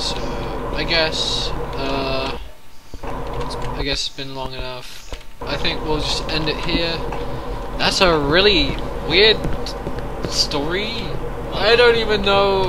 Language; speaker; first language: English; native; English